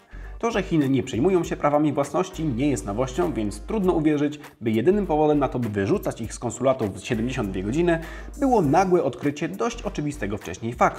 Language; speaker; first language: Polish; native; Polish